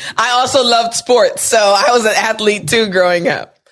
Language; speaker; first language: English; native; English